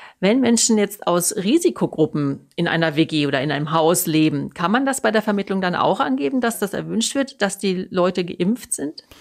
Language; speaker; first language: German; native; German